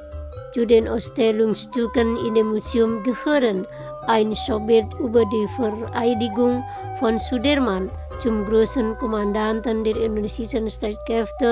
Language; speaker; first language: German; non-native, fluent; Indonesian